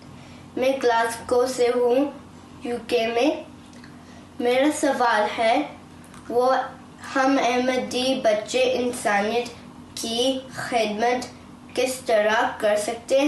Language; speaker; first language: Hindi; early bilingual, heritage; Hindi